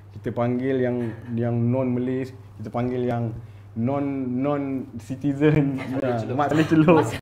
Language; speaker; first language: Malay; native; Malay